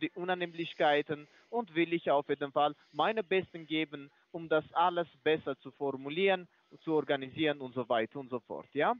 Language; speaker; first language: German; non-native, fluent; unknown